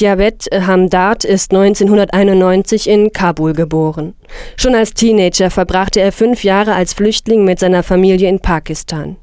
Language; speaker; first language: German; non-native, fluent; Persian